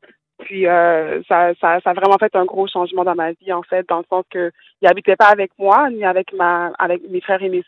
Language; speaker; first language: French; native; French